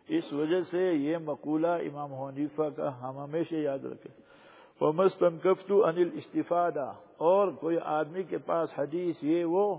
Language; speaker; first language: Urdu; non-native, local second language; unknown